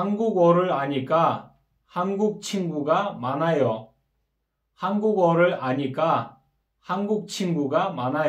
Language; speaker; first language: Korean; non-native, fluent; Kyrgyz